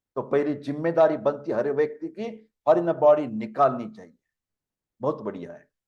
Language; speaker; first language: Hindi; non-native, local second language; Marathi